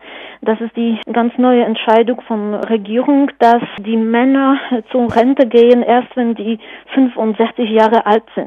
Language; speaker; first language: German; non-native, fluent; Polish